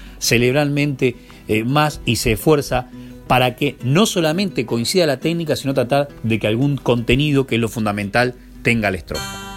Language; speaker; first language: Spanish; native; Spanish